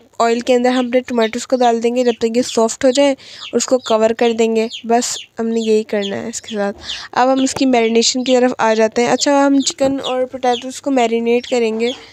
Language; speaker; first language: Urdu; native; Urdu